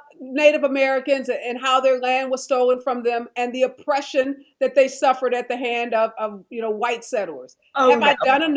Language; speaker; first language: English; native; English